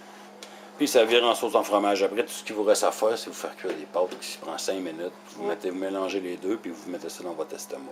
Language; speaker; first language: French; native; French